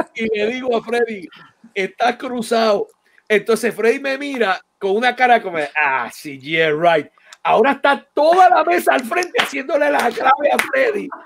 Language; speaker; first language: Spanish; native; Spanish